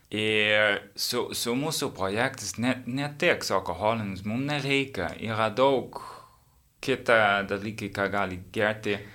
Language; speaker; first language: Lithuanian; non-native, learner; English